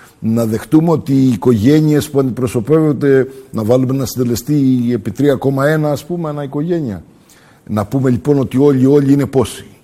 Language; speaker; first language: Greek; early bilingual, heritage; Greek